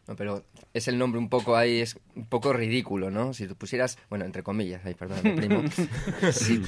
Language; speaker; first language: Spanish; native; Spanish